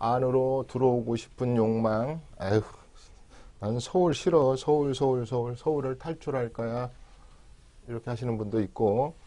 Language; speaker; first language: Korean; native; Korean